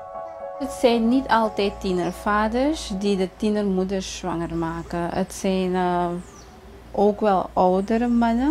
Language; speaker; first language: Dutch; native; Dutch